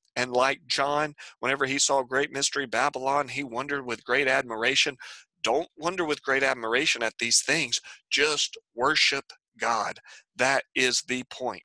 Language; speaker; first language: English; native; English